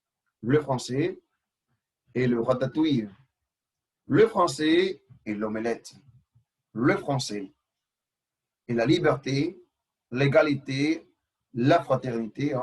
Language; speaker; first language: French; non-native, fluent; Spanish